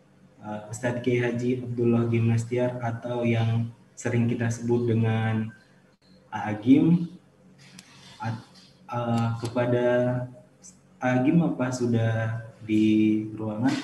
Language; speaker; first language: Indonesian; native; Indonesian